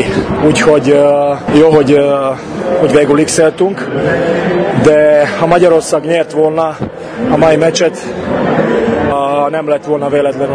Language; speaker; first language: Hungarian; non-native, fluent; Serbian